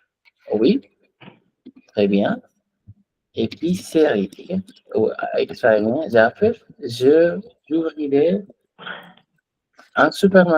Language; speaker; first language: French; non-native, fluent; Hindi